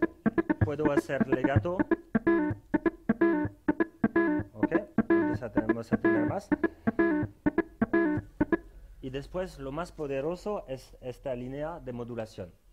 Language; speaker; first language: Spanish; non-native, fluent; French